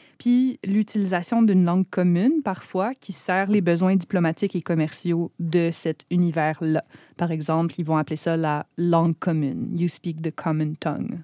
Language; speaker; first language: French; native; French